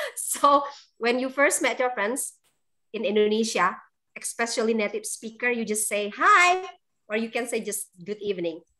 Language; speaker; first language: English; non-native, fluent; Indonesian